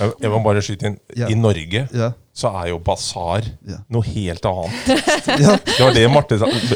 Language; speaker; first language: Norwegian; native; Norwegian